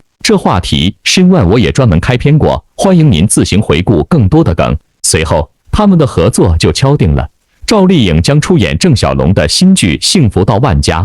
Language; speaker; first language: Chinese; native; Chinese